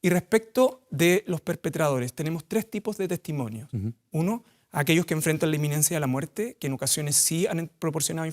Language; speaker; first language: Spanish; native; Spanish